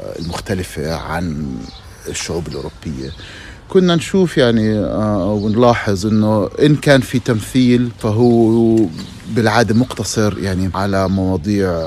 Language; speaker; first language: Arabic; native; Arabic